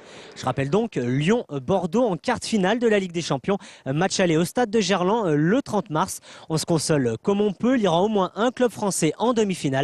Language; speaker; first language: French; native; French